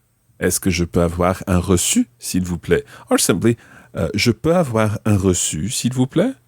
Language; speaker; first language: French; non-native, fluent; English